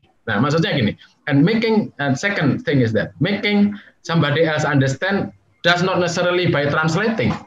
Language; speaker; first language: English; non-native, fluent; Javanese